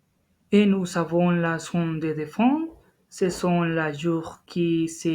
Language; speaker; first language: French; non-native, learner; Spanish